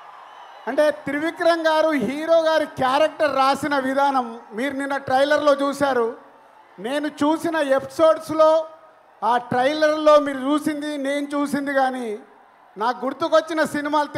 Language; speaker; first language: Telugu; native; Telugu